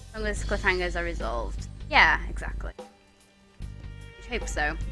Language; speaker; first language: English; native; English